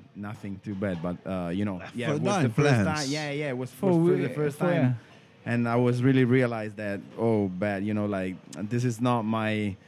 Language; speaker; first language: English; non-native, learner; Italian